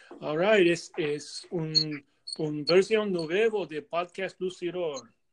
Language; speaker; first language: Spanish; non-native, learner; English